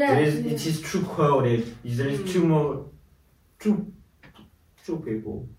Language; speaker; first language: English; non-native, learner; French